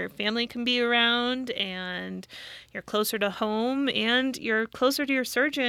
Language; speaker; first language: English; native; English